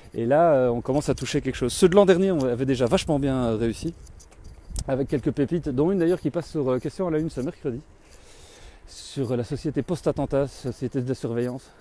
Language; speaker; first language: French; native; French